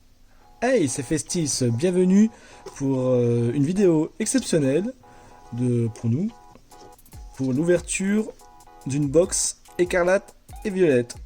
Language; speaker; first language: French; native; French